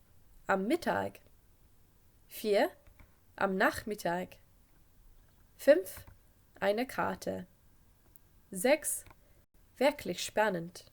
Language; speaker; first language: German; non-native, fluent; English